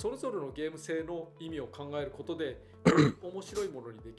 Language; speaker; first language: Japanese; native; Japanese